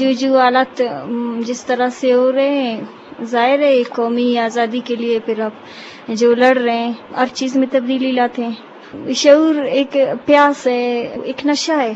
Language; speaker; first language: Urdu; non-native, local second language; Baluchi